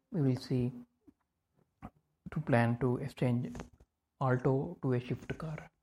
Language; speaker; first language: English; non-native, local second language; Telugu